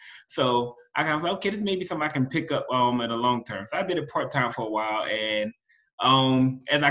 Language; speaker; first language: English; native; English